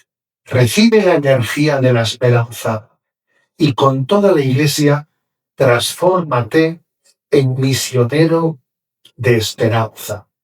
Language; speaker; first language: Spanish; native; Spanish